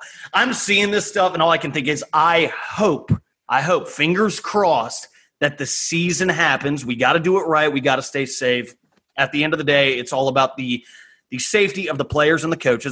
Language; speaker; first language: English; native; English